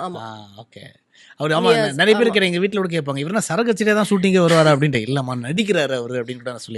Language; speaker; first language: Tamil; native; Tamil